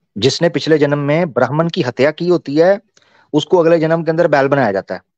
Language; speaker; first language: Urdu; non-native, local second language; Punjabi